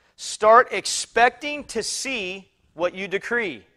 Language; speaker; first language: English; native; English